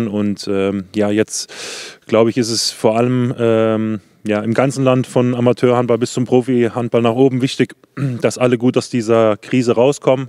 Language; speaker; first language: German; native; German